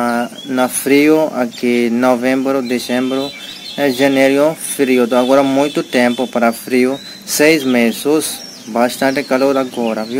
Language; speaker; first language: Portuguese; non-native, learner; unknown